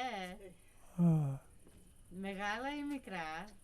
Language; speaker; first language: Greek; early bilingual, heritage; English